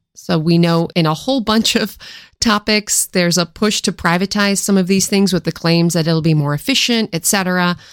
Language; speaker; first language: English; native; English